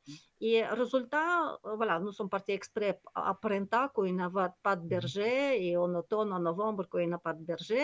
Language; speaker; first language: French; non-native, learner; Kyrgyz